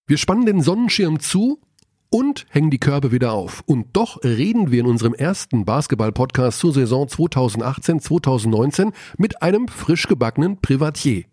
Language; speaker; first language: German; native; German